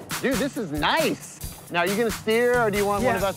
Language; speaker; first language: English; native; English